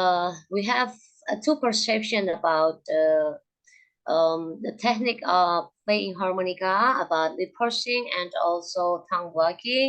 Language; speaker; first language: English; non-native, learner; Indonesian